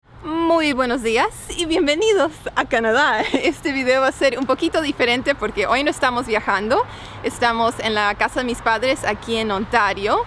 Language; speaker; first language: Spanish; early bilingual, heritage; Spanish